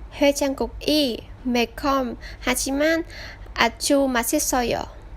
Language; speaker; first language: Korean; non-native, learner; Vietnamese